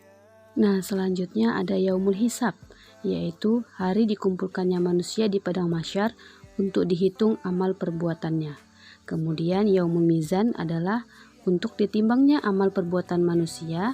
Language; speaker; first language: Indonesian; native; Indonesian